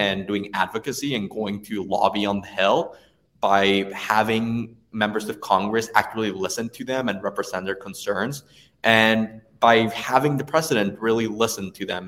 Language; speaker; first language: English; non-native, fluent; Spanish